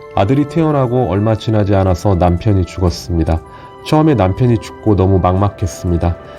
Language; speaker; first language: Korean; native; Korean